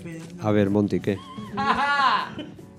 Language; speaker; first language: Spanish; native; Spanish